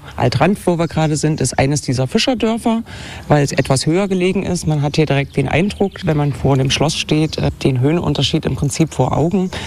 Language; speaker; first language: German; native; German